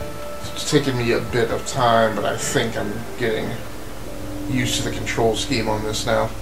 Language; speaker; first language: English; native; English